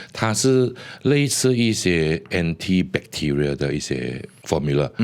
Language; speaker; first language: Chinese; native; Chinese